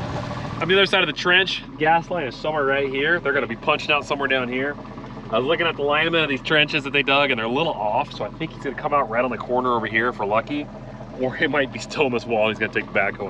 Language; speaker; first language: English; native; English